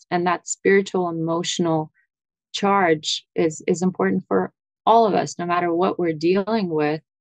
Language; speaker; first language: English; early bilingual, other home language; Russian